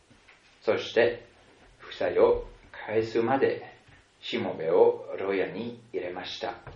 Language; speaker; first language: Japanese; non-native, fluent; German